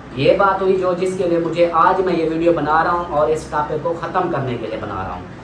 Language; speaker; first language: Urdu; non-native, local second language; Saraiki